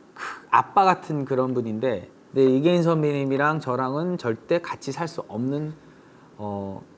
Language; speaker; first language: Korean; early bilingual, other home language; English